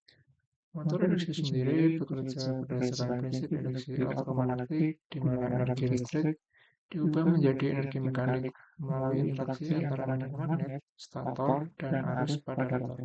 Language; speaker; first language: Indonesian; native; Indonesian